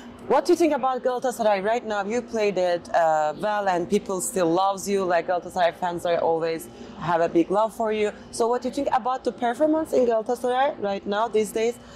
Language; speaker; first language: English; non-native, fluent; Turkish